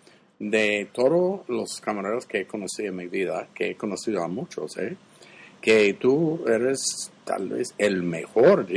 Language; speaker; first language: Spanish; non-native, fluent; English